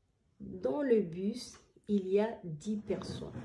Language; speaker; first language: French; non-native, learner; Somali